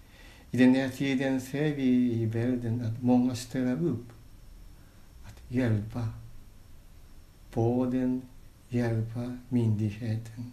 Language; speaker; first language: Swedish; non-native, fluent; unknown